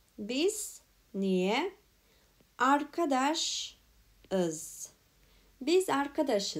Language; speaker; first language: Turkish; non-native, fluent; Macedonian